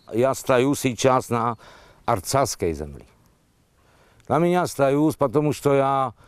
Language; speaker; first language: Russian; non-native, learner; Slovak